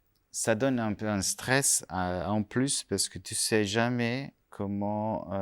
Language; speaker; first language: French; non-native, fluent; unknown